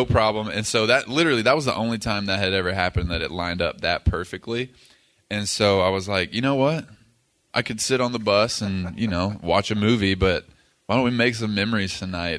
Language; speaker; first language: English; native; English